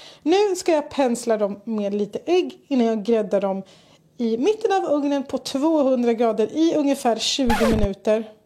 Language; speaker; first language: Swedish; native; Swedish